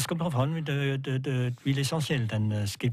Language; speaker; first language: German; non-native, learner; French